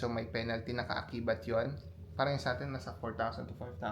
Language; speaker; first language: Filipino; native; Filipino